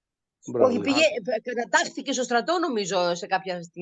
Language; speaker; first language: Greek; native; Greek